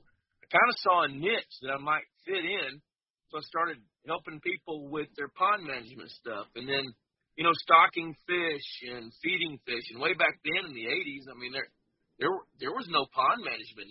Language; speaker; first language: English; native; English